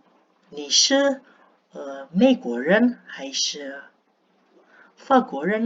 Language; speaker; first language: Chinese; non-native, learner; Indonesian